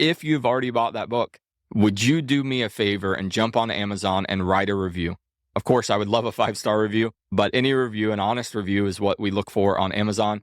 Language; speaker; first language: English; native; English